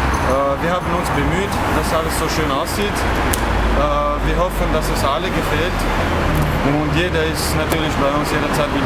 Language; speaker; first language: German; non-native, fluent; Arabic